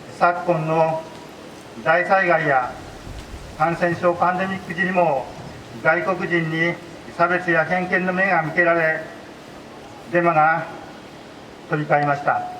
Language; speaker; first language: Japanese; native; Japanese